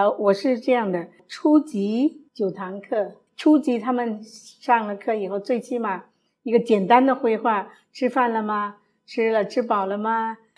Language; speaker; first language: Chinese; early bilingual, other home language; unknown